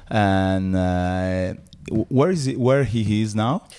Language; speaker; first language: English; non-native, learner; Italian